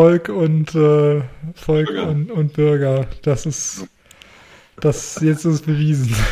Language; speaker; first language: German; native; German